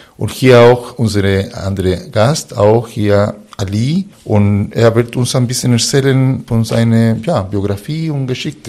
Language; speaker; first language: German; non-native, fluent; Spanish